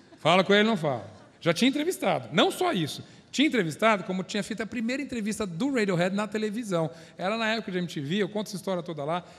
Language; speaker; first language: Portuguese; native; Portuguese